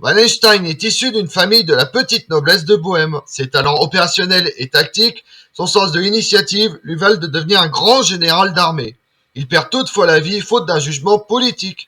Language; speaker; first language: French; native; French